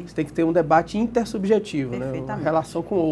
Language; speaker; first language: Portuguese; native; Portuguese